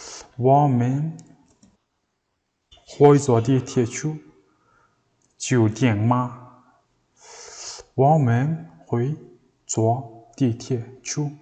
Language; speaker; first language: Chinese; non-native, learner; Mongolian